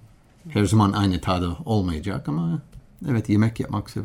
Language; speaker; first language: Turkish; non-native, learner; English